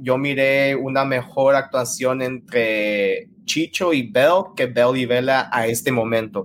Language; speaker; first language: Spanish; early bilingual, heritage; Spanish